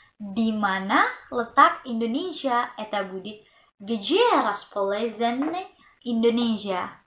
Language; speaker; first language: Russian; non-native, learner; Indonesian